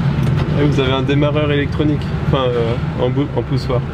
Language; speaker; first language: French; native; French